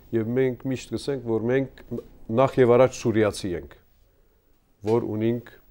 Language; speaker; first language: Armenian; native; Armenian